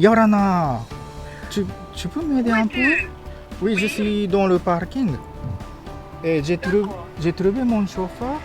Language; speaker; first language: French; non-native, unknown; Japanese